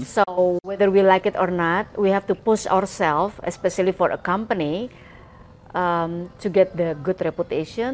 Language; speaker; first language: English; non-native, fluent; Indonesian